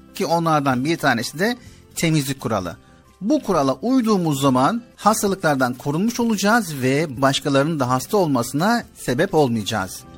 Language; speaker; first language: Turkish; native; Turkish